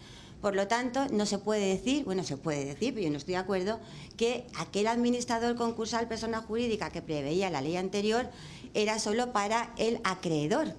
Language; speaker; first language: Spanish; native; Spanish